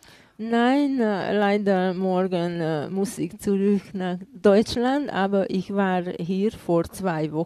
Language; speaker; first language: German; non-native, fluent; Hungarian